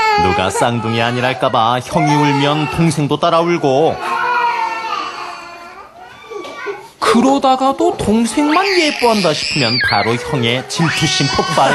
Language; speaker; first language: Korean; native; Korean